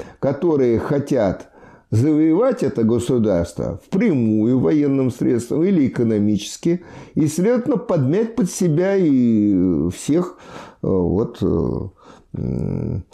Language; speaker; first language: Russian; native; Russian